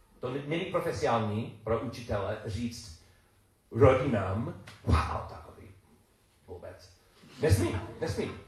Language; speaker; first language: Czech; non-native, learner; English